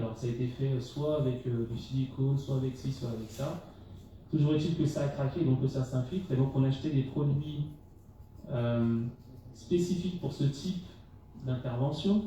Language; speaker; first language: French; native; French